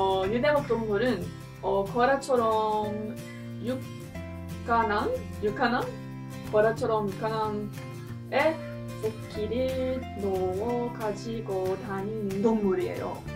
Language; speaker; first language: Korean; non-native, learner; English